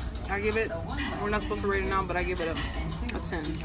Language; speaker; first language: English; early bilingual, other home language; Spanish